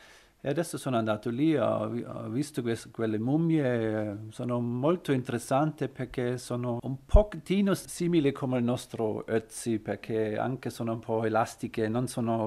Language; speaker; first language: Italian; non-native, learner; German